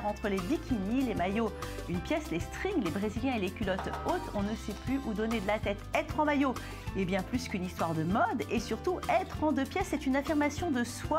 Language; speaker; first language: French; native; French